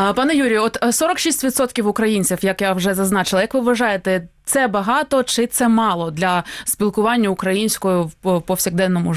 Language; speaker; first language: Ukrainian; native; Ukrainian